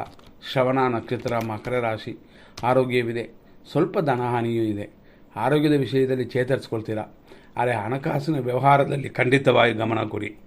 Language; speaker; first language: Kannada; native; Kannada